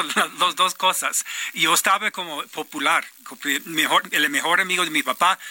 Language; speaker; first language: Spanish; non-native, fluent; English